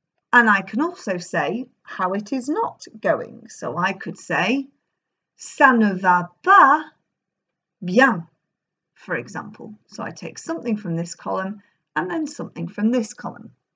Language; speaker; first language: English; native; English